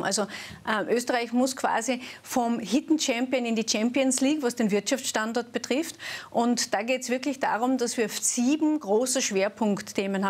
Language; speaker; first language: German; native; German